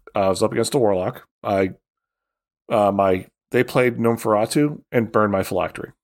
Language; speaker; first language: English; native; English